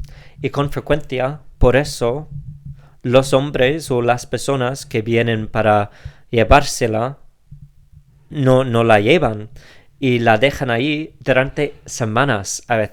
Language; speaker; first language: Spanish; non-native, fluent; English